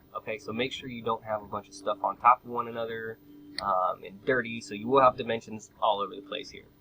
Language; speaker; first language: English; native; English